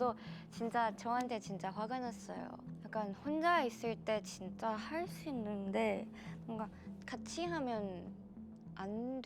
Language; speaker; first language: Korean; non-native, fluent; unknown